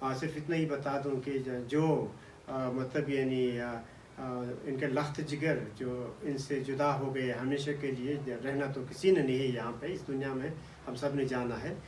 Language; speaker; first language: Urdu; non-native, local second language; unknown